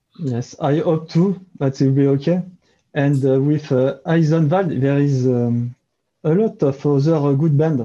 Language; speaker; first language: English; non-native, learner; French